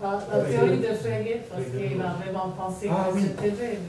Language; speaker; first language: French; non-native, fluent; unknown